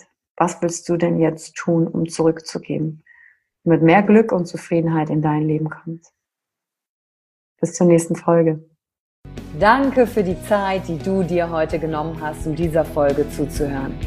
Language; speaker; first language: German; native; German